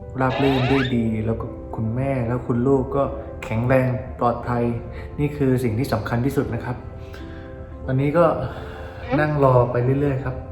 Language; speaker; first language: Thai; native; Thai